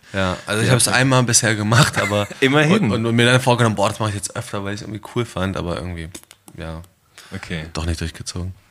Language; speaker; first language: German; native; German